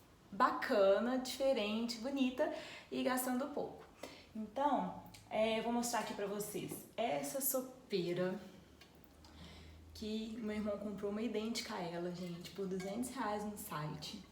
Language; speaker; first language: Portuguese; native; Portuguese